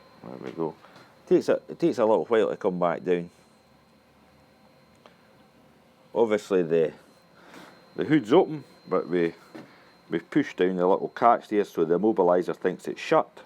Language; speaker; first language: English; native; English